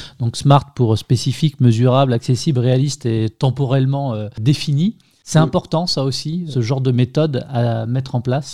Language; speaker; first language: French; native; French